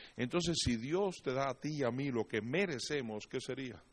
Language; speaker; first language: Spanish; native; Spanish